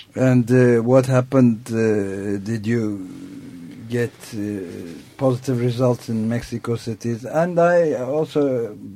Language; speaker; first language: English; non-native, fluent; Turkish